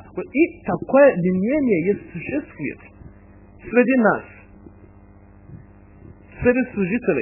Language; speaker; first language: Russian; non-native, fluent; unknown